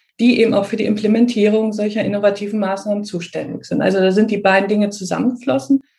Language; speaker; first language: German; native; German